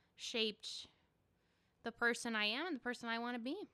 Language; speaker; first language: English; early bilingual, other home language; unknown